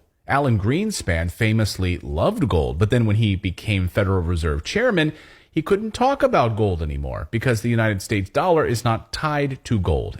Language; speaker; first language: English; native; English